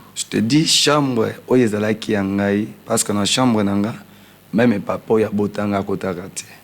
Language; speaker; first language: Lingala; non-native, local second language; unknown